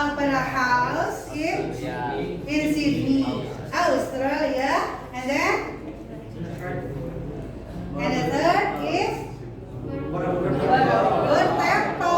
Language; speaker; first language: English; non-native, fluent; Indonesian